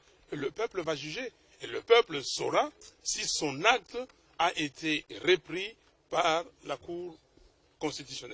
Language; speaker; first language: French; non-native, local second language; Lingala